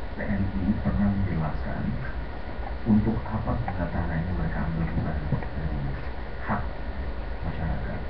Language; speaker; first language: Indonesian; native; Indonesian